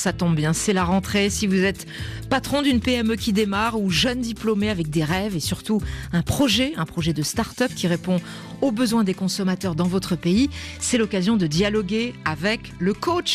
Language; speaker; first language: French; native; French